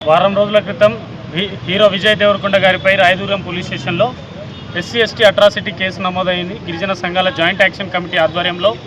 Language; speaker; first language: Telugu; non-native, local second language; Lambadi